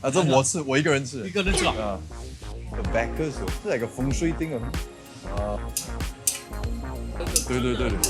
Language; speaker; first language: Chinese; non-native, local second language; English